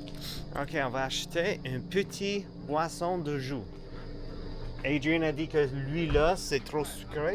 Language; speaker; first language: French; non-native, learner; English